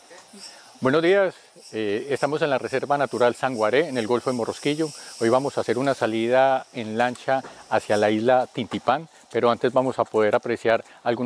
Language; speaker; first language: Spanish; native; Spanish